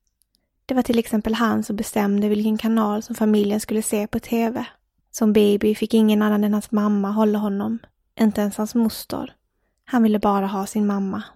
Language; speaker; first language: Swedish; native; Swedish